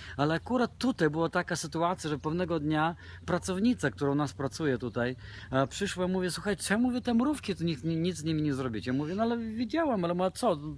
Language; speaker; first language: Polish; non-native, fluent; Romanian